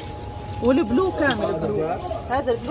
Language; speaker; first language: Arabic; native; Arabic